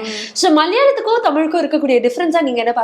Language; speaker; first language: Tamil; native; Tamil